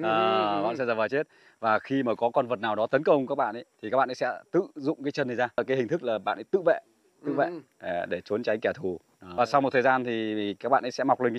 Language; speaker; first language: Vietnamese; native; Vietnamese